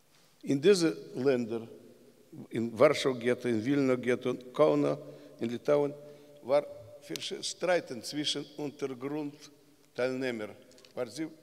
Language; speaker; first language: German; non-native, learner; Russian